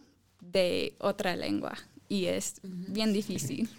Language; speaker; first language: Spanish; non-native, fluent; English